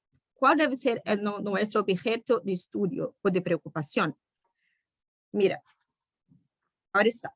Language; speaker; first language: Spanish; non-native, fluent; Portuguese